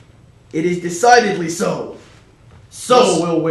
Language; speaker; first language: English; native; English